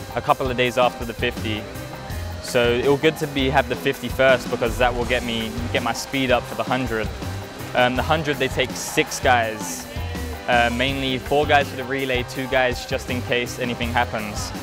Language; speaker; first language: English; native; English